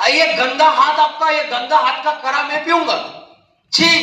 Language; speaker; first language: Hindi; non-native, local second language; Bangla